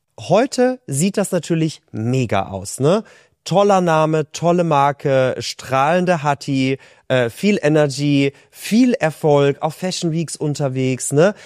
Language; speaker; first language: German; native; German